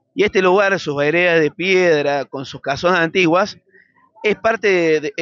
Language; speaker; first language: Spanish; native; Spanish